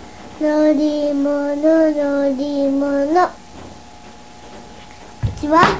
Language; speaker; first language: Japanese; native; Japanese